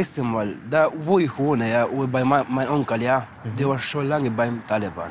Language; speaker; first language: German; non-native, learner; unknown